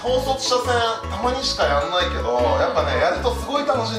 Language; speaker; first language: Japanese; native; Japanese